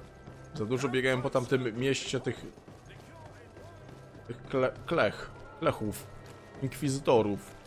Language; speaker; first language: Polish; native; Polish